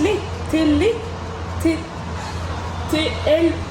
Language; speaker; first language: French; native; French